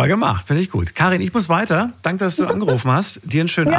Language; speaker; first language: German; native; German